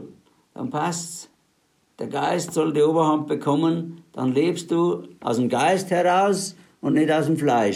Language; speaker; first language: German; native; German